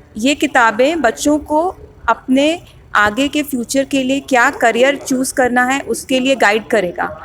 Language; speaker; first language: Hindi; native; Hindi